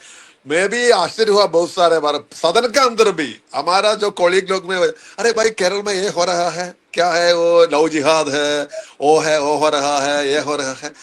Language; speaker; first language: Hindi; non-native, local second language; Malayalam